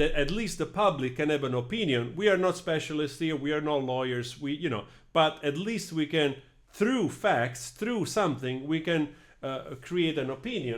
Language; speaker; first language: English; non-native, fluent; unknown